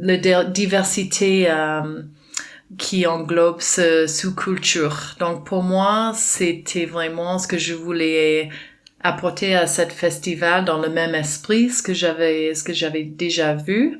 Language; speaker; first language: French; non-native, fluent; English